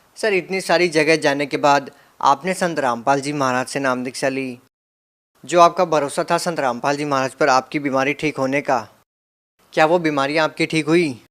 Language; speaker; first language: Hindi; native; Hindi